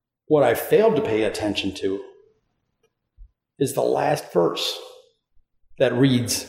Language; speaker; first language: English; native; English